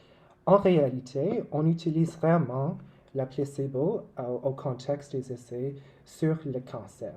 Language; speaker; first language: French; non-native, local second language; English